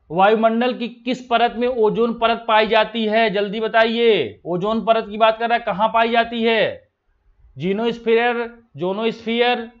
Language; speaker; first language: Hindi; native; Hindi